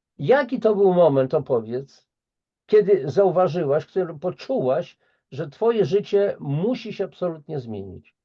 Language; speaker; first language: Polish; native; Polish